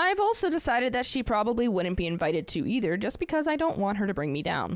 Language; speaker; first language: English; native; English